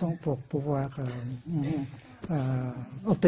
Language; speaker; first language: French; non-native, fluent; Vietnamese